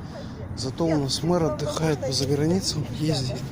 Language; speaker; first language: Russian; native; Russian